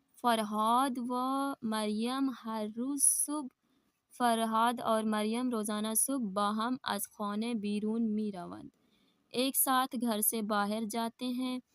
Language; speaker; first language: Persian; non-native, fluent; Urdu